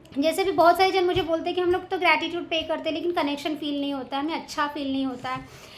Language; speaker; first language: Hindi; native; Hindi